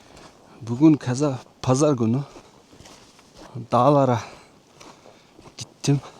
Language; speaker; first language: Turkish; non-native, learner; Mongolian